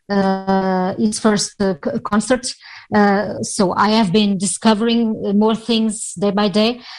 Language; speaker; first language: English; non-native, fluent; Portuguese